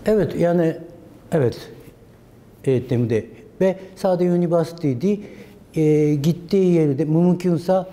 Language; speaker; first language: Turkish; non-native, learner; Japanese